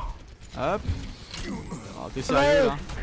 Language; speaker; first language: French; native; French